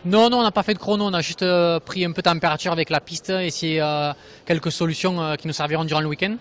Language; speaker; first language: French; native; French